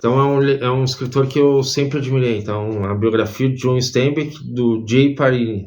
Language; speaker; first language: Portuguese; native; Portuguese